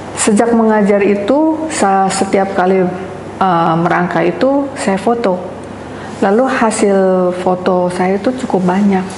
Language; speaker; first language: Indonesian; native; Indonesian